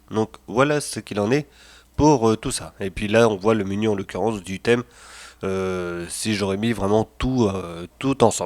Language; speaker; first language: French; native; French